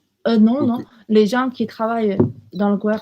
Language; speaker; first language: French; non-native, learner; Chinese